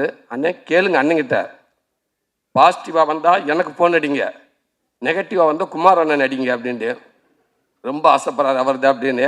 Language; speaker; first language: Tamil; native; Tamil